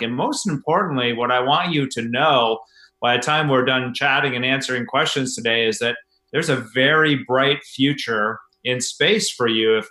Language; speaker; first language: English; native; English